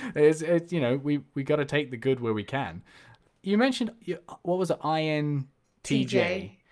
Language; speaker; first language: English; native; English